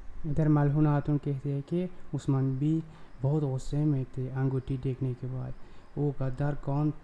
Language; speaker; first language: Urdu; non-native, local second language; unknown